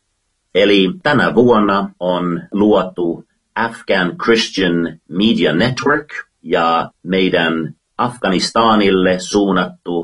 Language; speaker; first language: Finnish; non-native, fluent; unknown